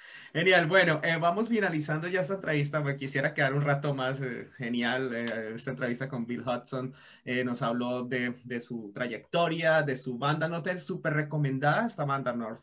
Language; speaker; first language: Spanish; native; Spanish